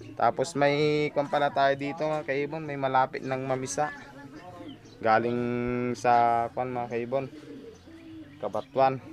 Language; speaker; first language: Filipino; native; Filipino